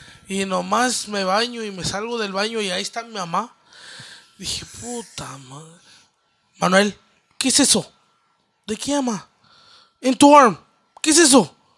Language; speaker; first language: Spanish; early bilingual, heritage; Spanish